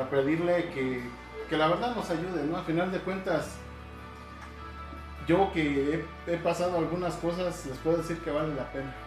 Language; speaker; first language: Spanish; native; Spanish